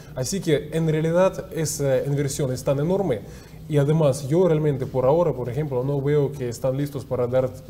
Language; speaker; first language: Spanish; non-native, fluent; Russian